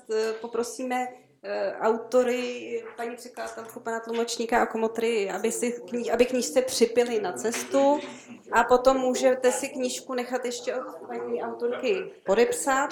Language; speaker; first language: Czech; native; Czech